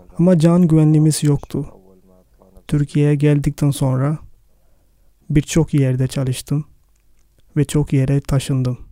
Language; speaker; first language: Turkish; non-native, fluent; Arabic